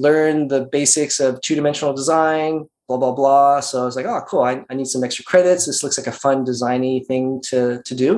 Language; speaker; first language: English; native; English